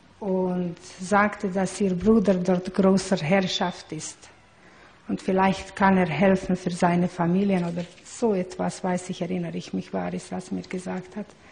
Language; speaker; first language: German; non-native, learner; Hungarian